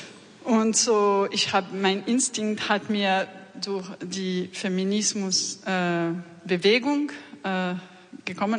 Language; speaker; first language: German; non-native, learner; French